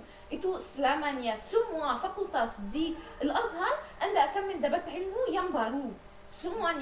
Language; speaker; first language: Indonesian; non-native, learner; Arabic